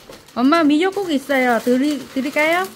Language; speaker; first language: Korean; non-native, learner; Vietnamese